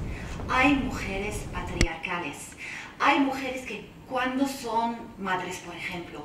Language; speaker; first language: Spanish; non-native, fluent; Arabic